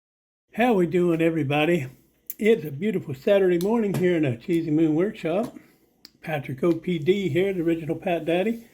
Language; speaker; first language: English; native; English